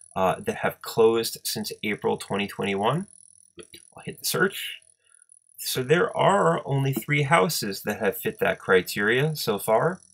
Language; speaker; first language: English; native; English